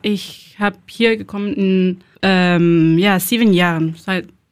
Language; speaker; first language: German; non-native, learner; Spanish